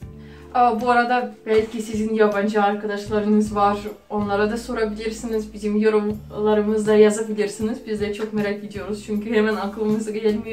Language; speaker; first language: Turkish; non-native, fluent; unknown